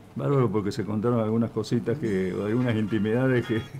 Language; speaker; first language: Spanish; native; Spanish